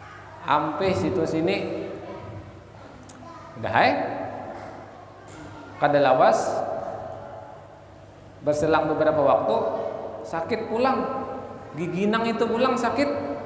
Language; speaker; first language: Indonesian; non-native, local second language; Banjar